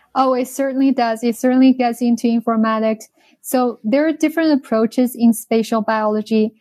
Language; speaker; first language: English; non-native, fluent; Chinese